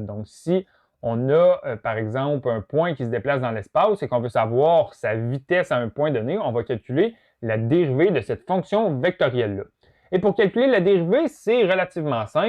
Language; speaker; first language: French; native; French